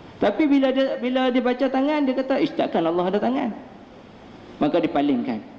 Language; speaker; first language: Malay; native; Malay